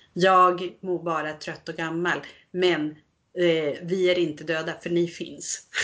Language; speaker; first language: Swedish; early bilingual, other home language; Spanish